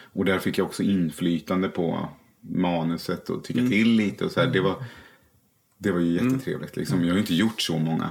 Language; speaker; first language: Swedish; native; Swedish